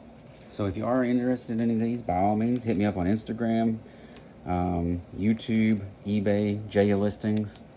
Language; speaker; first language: English; native; English